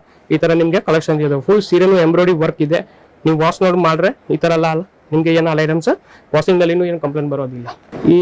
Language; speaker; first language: Kannada; non-native, fluent; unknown